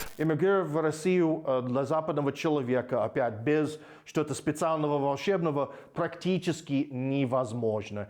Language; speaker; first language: Russian; non-native, fluent; English